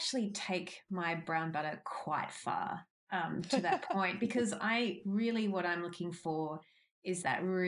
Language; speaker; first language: English; native; English